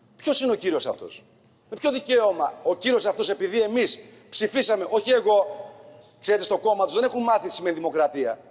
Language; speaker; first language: Greek; early bilingual, heritage; Greek